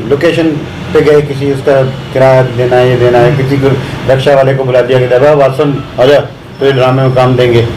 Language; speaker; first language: Urdu; native; Urdu